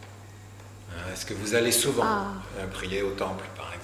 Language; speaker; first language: French; native; French